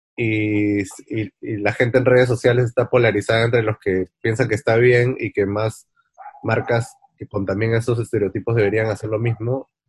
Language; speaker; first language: Spanish; native; Spanish